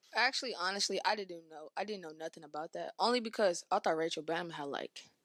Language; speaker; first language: English; native; English